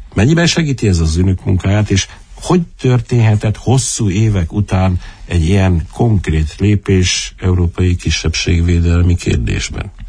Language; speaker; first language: Hungarian; native; Hungarian